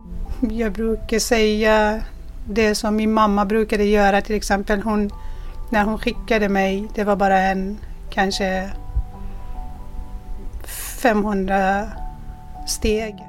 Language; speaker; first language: Swedish; non-native, fluent; Persian